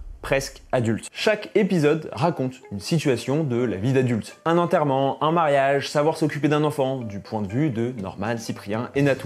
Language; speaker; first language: French; native; French